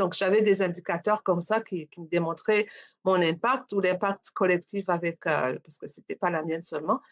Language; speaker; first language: French; non-native, local second language; Rundi